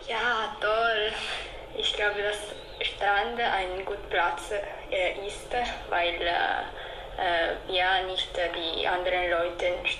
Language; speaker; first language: German; non-native, learner; Italian